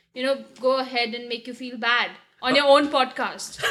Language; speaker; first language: English; non-native, local second language; Hindi